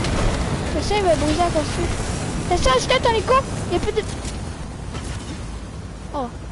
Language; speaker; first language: French; native; French